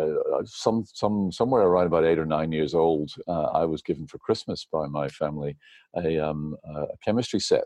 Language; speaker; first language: English; native; English